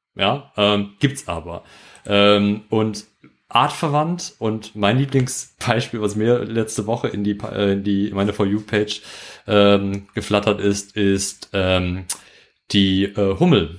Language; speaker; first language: German; native; German